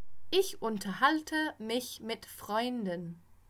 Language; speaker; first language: German; non-native, fluent; English